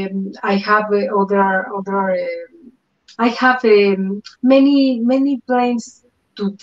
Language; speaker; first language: English; non-native, learner; Spanish